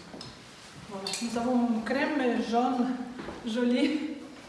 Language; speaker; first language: French; non-native, learner; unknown